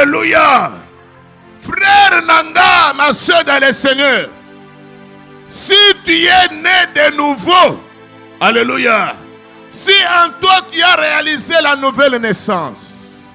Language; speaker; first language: French; non-native, local second language; Lingala